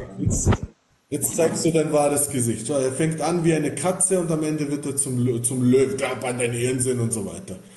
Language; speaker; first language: German; early bilingual, other home language; Bosnian